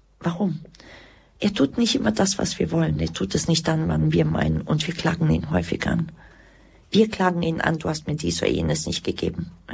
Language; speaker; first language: German; early bilingual, other home language; Croatian